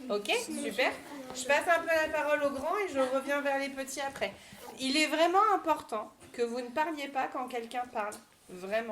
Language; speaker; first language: French; native; French